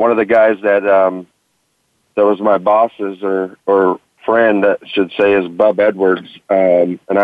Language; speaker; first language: English; native; English